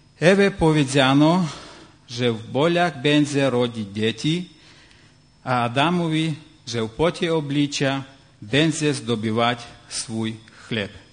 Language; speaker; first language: Polish; non-native, learner; Ukrainian